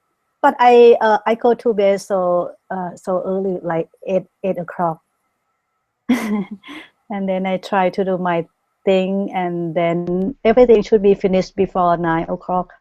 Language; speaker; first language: English; non-native, learner; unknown